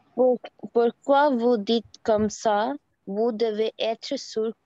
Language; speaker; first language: French; non-native, learner; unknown